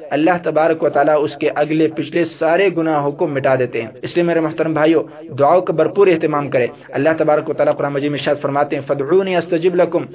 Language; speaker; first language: Urdu; native; Urdu